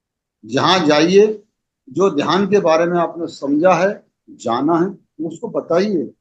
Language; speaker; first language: Hindi; native; Hindi